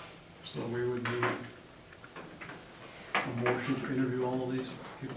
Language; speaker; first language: English; native; English